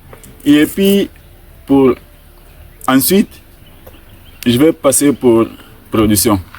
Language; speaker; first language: French; non-native, learner; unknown